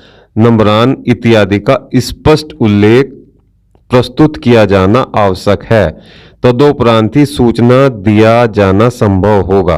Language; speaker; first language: Hindi; native; Hindi